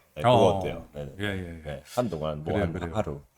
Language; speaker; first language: Korean; non-native, fluent; English